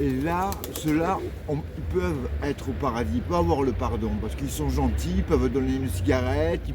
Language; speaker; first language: French; native; French